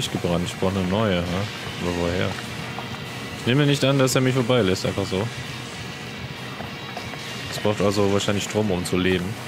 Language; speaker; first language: German; native; German